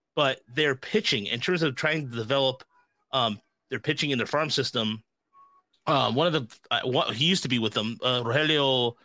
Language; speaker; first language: English; native; English